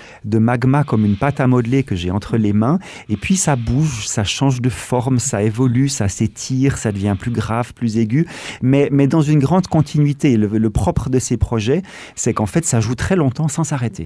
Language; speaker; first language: French; native; French